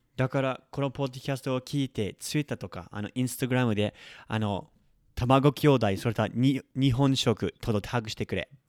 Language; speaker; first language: Japanese; non-native, fluent; English